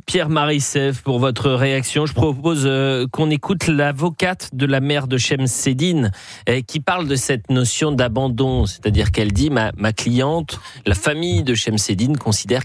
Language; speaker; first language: French; native; French